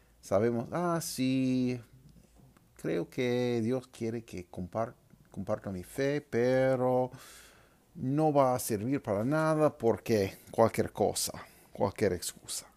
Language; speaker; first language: Spanish; non-native, fluent; English